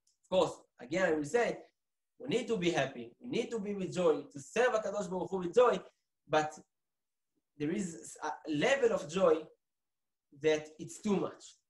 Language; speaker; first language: English; non-native, fluent; Hebrew